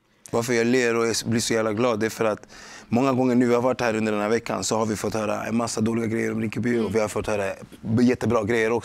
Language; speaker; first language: Swedish; native; Swedish